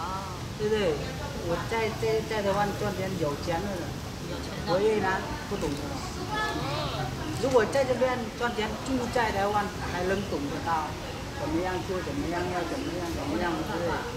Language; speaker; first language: Chinese; non-native, learner; Vietnamese